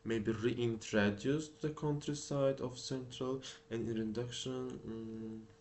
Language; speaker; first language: English; non-native, learner; Azerbaijani